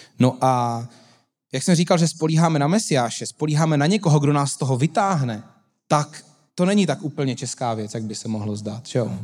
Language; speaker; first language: Czech; native; Czech